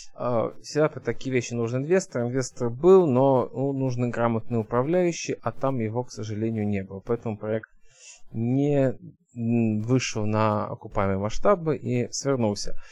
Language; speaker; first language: Russian; early bilingual, heritage; Russian